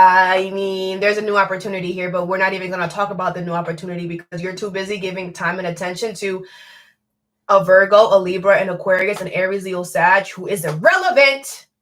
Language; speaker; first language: English; native; English